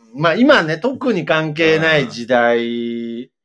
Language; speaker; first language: Japanese; native; Japanese